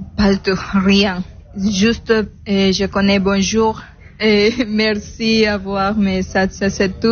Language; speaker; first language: French; non-native, learner; Spanish